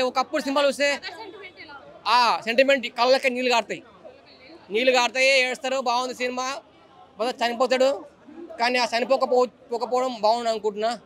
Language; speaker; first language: Telugu; native; Telugu